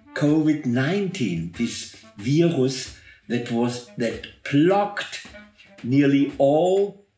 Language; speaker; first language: English; non-native, fluent; German